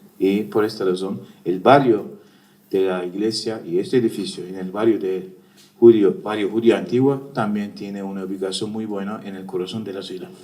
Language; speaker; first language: Spanish; non-native, fluent; Turkish